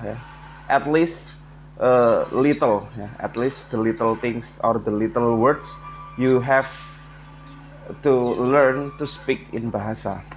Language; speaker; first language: English; non-native, learner; Indonesian